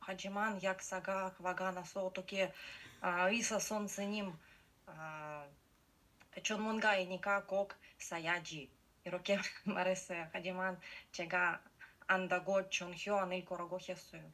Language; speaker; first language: Korean; non-native, learner; Russian